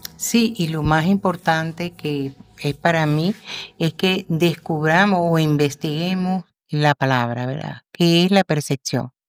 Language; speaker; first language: Spanish; native; Spanish